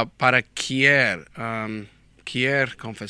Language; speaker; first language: Spanish; non-native, learner; English